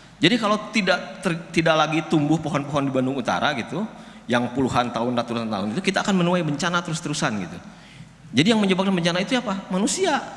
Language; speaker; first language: Indonesian; non-native, local second language; Sundanese